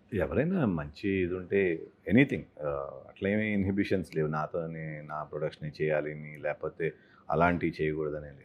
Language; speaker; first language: Telugu; native; Telugu